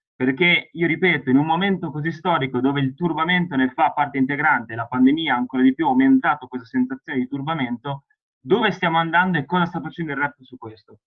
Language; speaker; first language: Italian; native; Italian